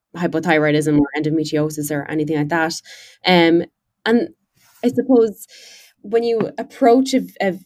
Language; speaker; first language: English; native; English